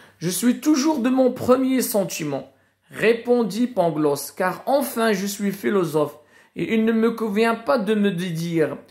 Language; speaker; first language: French; non-native, local second language; Arabic